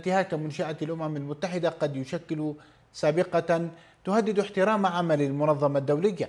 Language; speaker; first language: Arabic; native; Arabic